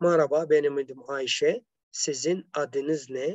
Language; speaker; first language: Turkish; non-native, fluent; Arabic